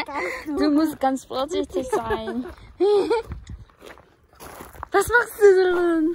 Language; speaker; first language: German; non-native, learner; Korean